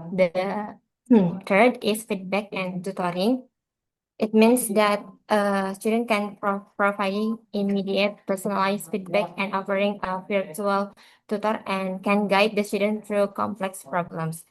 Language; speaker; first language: English; non-native, learner; Indonesian